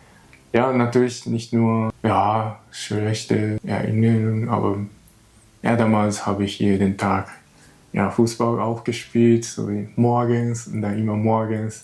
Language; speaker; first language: German; non-native, learner; Japanese